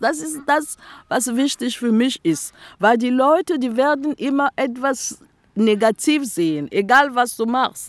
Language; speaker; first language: German; non-native, fluent; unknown